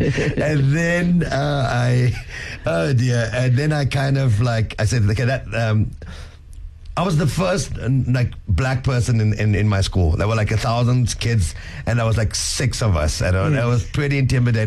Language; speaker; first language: English; native; English